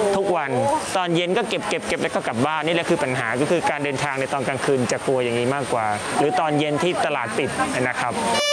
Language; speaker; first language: Thai; non-native, fluent; Khmer